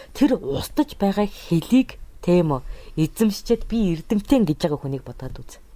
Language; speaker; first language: Mongolian; native; Mongolian